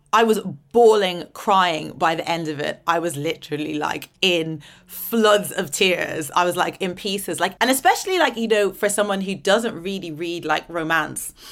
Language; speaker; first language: English; native; English